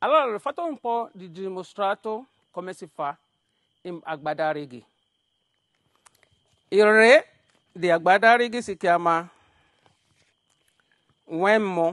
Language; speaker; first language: Italian; non-native, learner; Yoruba